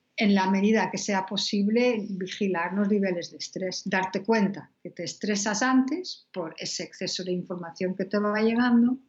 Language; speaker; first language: Spanish; non-native, fluent; Dutch